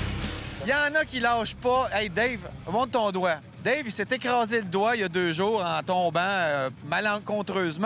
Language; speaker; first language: French; native; French